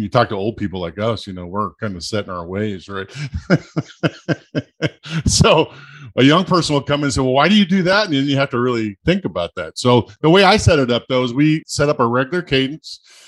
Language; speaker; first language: English; native; English